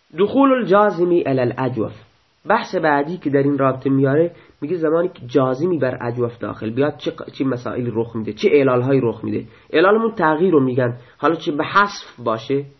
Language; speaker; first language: Persian; non-native, local second language; Baluchi